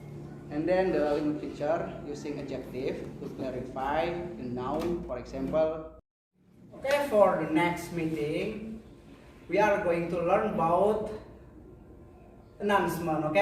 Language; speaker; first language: English; non-native, learner; Indonesian